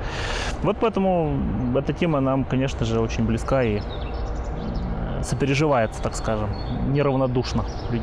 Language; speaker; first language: Russian; native; Russian